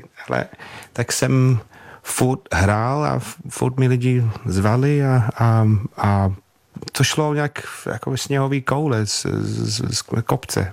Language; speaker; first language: Czech; non-native, fluent; English